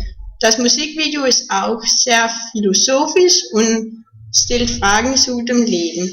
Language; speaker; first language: German; non-native, learner; Danish